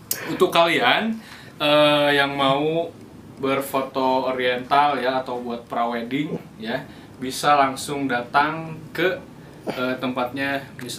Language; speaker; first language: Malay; non-native, local second language; Sundanese